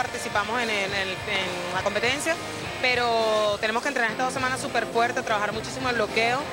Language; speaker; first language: Spanish; native; Spanish